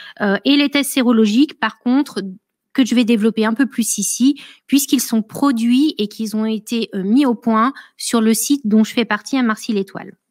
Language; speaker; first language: French; native; French